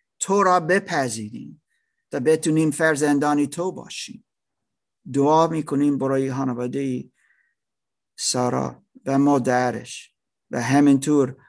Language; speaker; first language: Persian; non-native, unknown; German